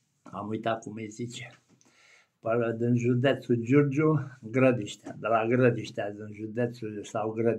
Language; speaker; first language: Romanian; native; Romanian